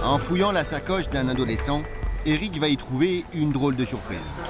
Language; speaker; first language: French; native; French